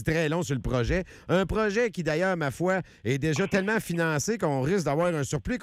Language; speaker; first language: French; native; French